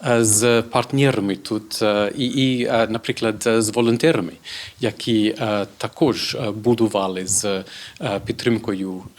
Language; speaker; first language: Ukrainian; non-native, fluent; English